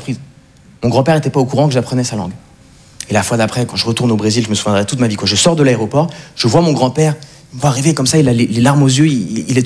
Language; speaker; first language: French; native; French